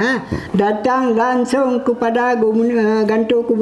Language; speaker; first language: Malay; non-native, local second language; Achinese